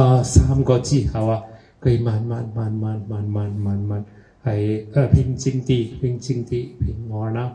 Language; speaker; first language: Cantonese; early bilingual, heritage; Cantonese